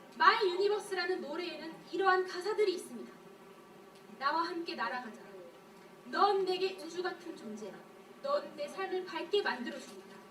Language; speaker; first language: Korean; early bilingual, heritage; Korean